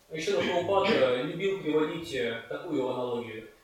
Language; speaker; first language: Russian; native; Russian